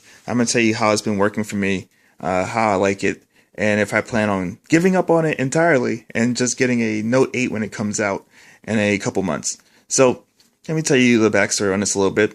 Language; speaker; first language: English; native; English